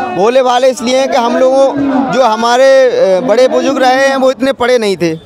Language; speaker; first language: Hindi; native; Hindi